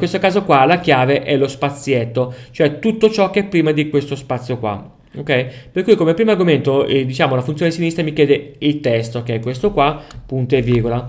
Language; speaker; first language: Italian; native; Italian